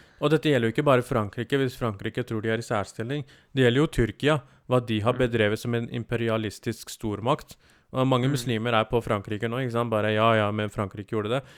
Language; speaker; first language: Norwegian; early bilingual, other home language; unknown